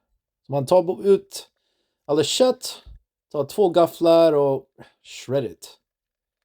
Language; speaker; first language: Swedish; non-native, learner; English